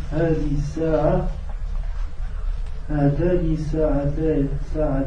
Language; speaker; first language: Arabic; non-native, learner; French